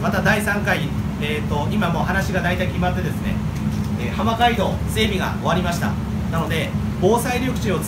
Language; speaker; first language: Japanese; native; Japanese